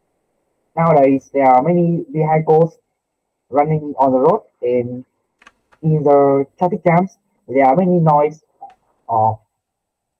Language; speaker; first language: English; non-native, learner; Vietnamese